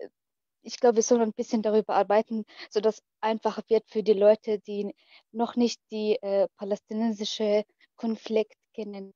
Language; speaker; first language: German; early bilingual, other home language; Arabic